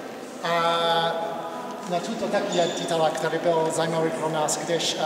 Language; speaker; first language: Czech; non-native, learner; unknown